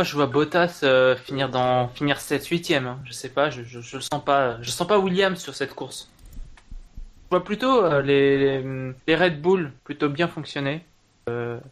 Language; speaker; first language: French; native; French